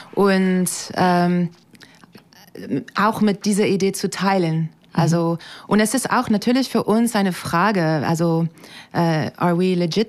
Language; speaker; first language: German; non-native, fluent; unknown